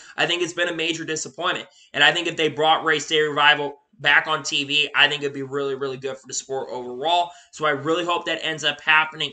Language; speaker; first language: English; native; English